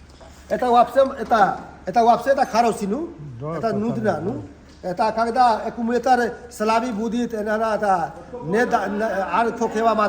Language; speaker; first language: Russian; non-native, learner; Hindi